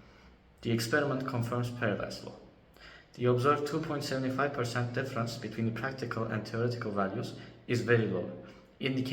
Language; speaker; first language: English; non-native, fluent; Turkish